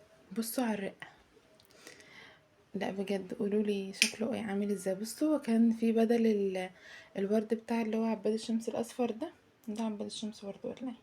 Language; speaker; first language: Arabic; native; Arabic